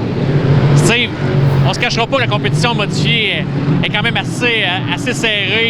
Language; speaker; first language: French; native; French